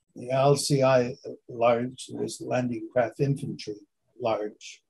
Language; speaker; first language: English; native; English